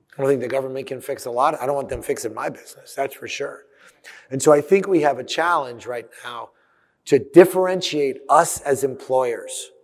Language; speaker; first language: English; early bilingual, other home language; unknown